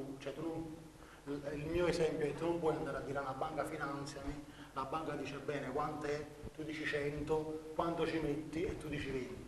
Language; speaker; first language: Italian; native; Italian